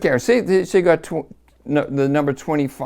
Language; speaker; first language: English; native; English